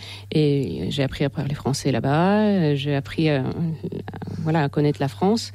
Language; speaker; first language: French; non-native, fluent; Russian